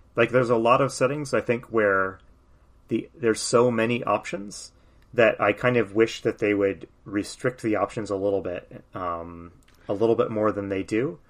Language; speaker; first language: English; native; English